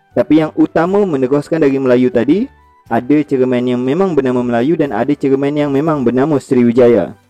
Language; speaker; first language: Malay; native; Malay